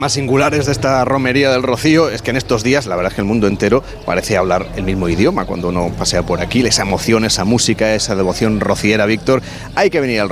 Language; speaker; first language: Spanish; native; Spanish